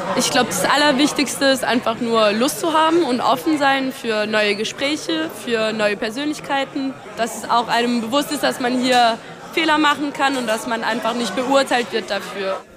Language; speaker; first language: German; native; German